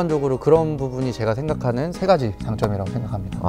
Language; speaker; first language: Korean; native; Korean